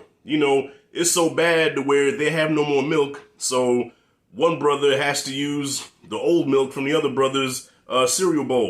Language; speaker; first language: English; native; English